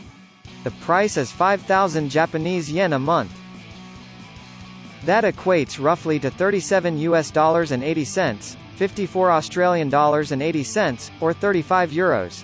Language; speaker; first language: English; non-native, fluent; Japanese